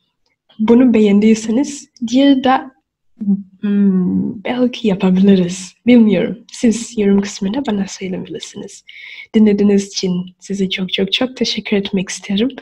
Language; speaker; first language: Turkish; non-native, learner; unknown